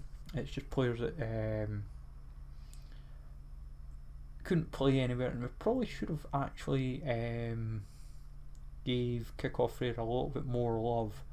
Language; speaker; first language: English; native; English